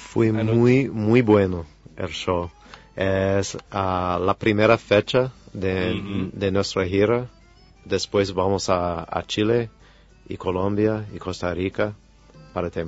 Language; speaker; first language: Spanish; non-native, fluent; English